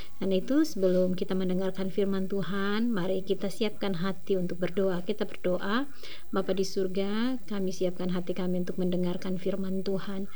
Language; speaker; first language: Indonesian; native; Indonesian